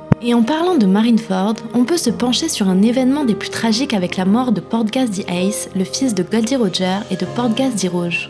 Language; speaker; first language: French; native; French